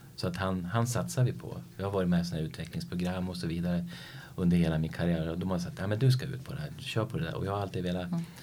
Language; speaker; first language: Swedish; native; Swedish